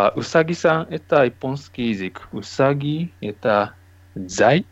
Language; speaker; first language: Russian; non-native, learner; Japanese